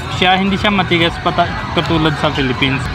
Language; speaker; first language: Filipino; non-native, learner; Punjabi